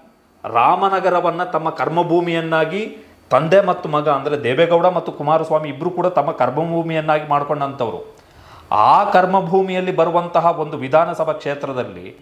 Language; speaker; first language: Kannada; native; Kannada